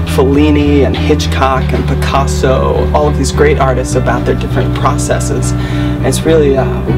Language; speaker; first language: English; native; English